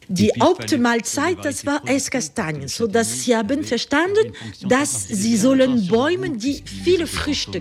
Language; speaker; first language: German; non-native, learner; French